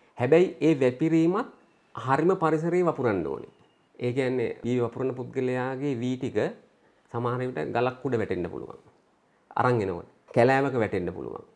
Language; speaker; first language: Sinhala; native; Sinhala